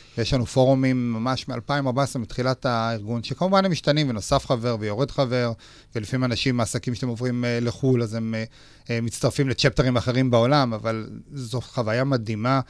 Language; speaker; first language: Hebrew; native; Hebrew